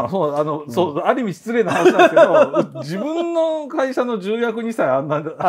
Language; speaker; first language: Japanese; native; Japanese